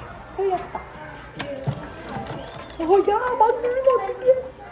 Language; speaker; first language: Korean; native; Korean